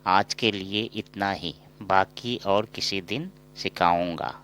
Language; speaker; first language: Hindi; non-native, local second language; Assamese